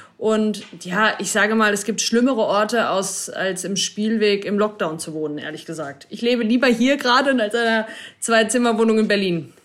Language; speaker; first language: German; native; German